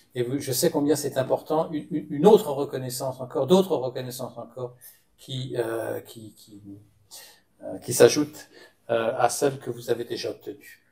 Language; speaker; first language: French; native; French